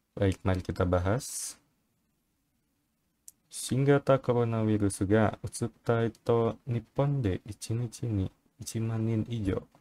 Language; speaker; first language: Indonesian; native; Indonesian